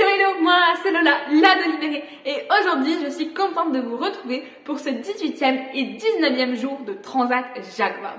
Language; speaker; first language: French; native; French